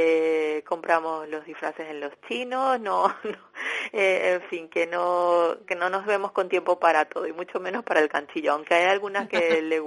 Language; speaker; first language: Spanish; native; Spanish